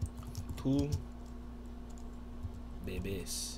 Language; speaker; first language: Spanish; non-native, learner; English